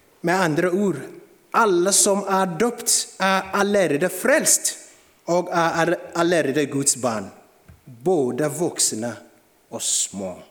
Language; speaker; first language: Norwegian; non-native, fluent; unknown